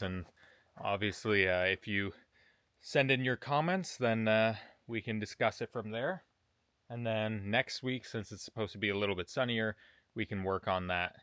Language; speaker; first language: English; native; English